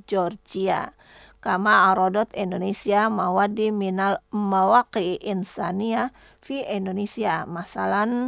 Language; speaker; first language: Arabic; non-native, fluent; Indonesian